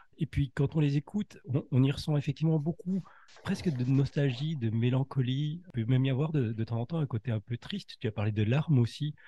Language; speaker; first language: French; native; French